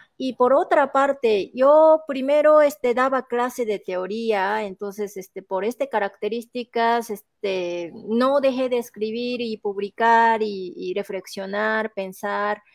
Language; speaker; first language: Spanish; non-native, fluent; Japanese